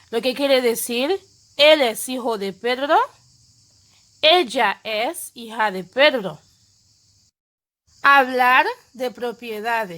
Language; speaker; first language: Spanish; non-native, fluent; Haitian Creole